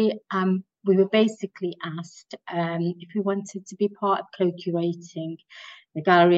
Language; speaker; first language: English; native; English